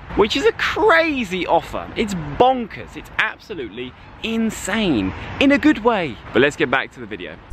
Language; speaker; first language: English; native; English